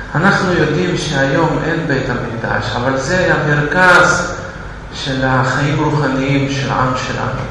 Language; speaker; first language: Hebrew; non-native, fluent; Russian